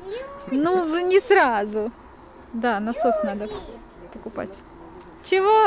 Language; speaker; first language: Russian; native; Russian